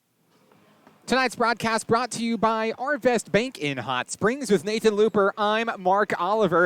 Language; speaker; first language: English; native; English